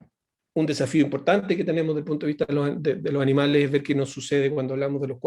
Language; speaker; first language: Spanish; native; Spanish